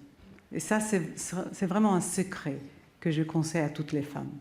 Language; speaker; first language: French; non-native, local second language; Italian